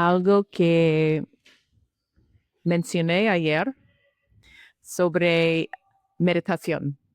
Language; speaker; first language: Spanish; non-native, learner; English